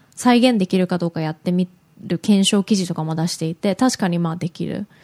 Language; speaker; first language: Japanese; early bilingual, heritage; Japanese